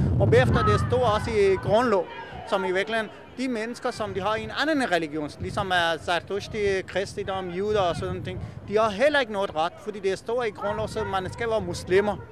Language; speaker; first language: Danish; non-native, fluent; Persian